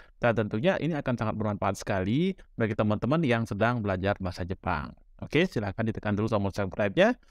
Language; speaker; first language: Indonesian; native; Indonesian